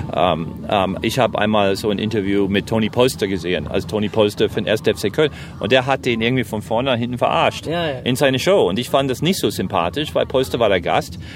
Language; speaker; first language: German; non-native, fluent; English